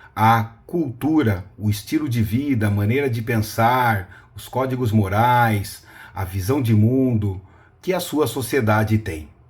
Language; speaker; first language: Portuguese; native; Portuguese